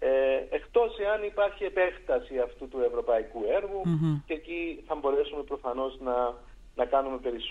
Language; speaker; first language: Greek; native; Greek